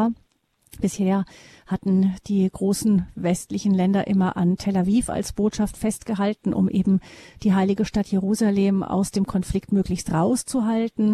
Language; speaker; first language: German; native; German